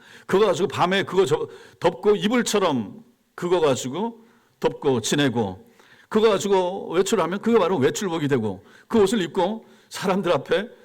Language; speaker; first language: Korean; native; Korean